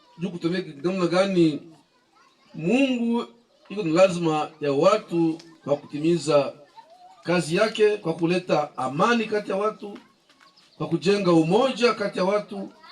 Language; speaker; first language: Swahili; native; Swahili